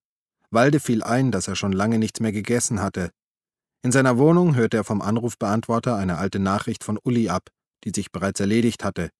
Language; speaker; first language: German; native; German